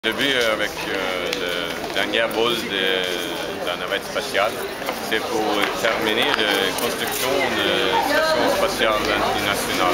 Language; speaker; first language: French; non-native, fluent; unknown